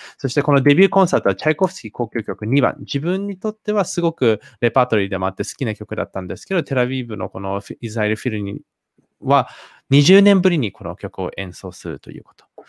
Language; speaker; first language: Japanese; native; Japanese